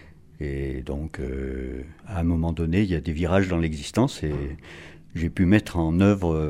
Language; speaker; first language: French; native; French